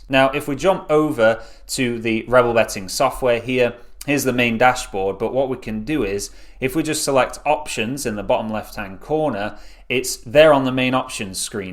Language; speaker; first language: English; native; English